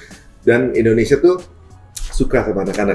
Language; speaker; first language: Indonesian; native; Indonesian